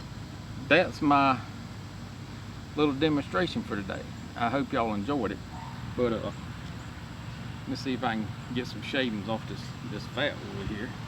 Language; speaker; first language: English; native; English